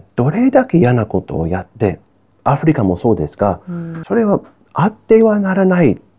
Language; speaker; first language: Japanese; non-native, fluent; English